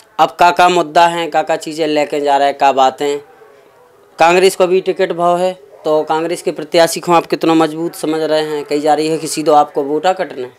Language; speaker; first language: Hindi; native; Hindi